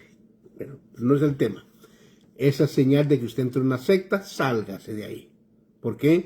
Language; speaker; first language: Spanish; native; Spanish